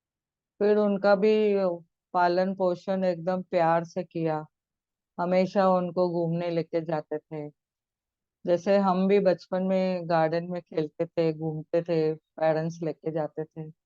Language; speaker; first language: Hindi; native; Hindi